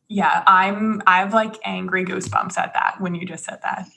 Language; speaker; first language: English; native; English